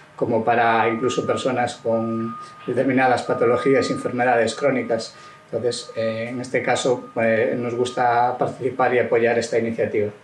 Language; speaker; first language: Spanish; native; Spanish